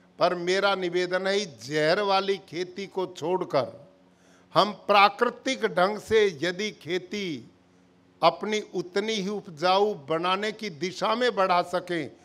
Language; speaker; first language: Hindi; native; Hindi